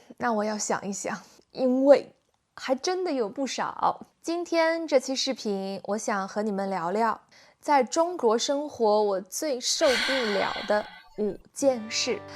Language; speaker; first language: Chinese; native; Chinese